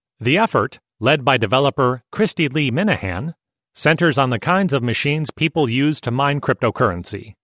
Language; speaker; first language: English; native; English